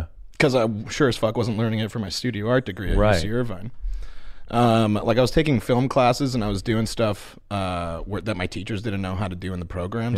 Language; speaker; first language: English; native; English